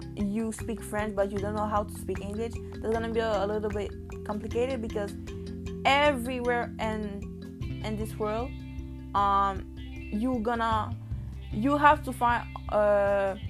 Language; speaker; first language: English; non-native, learner; Haitian Creole